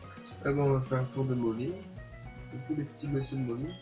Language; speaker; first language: French; native; French